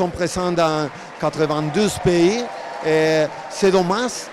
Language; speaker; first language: French; non-native, fluent; Spanish